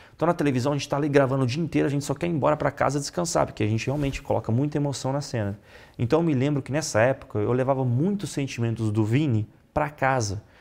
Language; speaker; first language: Portuguese; non-native, fluent; Italian